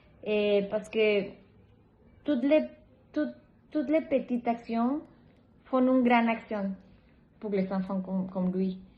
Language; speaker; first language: French; non-native, learner; Spanish